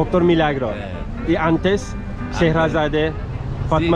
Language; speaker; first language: Spanish; non-native, learner; Turkish